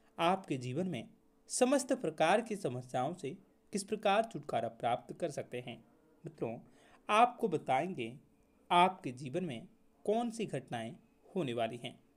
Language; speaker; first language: Hindi; native; Hindi